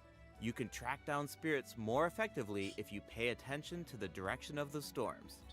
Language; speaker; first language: English; native; English